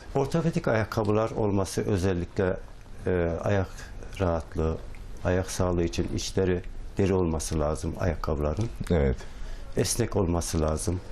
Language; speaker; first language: Turkish; native; Turkish